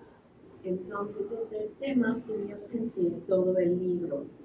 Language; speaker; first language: Spanish; non-native, fluent; English